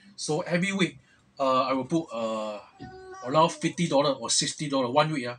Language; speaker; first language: English; non-native, local second language; Chinese